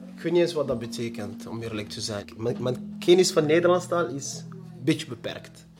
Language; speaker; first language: Dutch; non-native, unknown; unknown